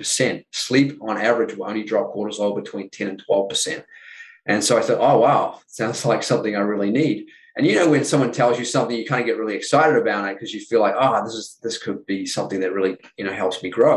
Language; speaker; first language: English; native; English